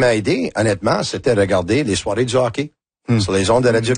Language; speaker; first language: French; non-native, local second language; Italian